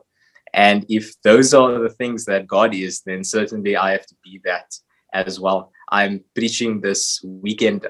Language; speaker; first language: English; native; English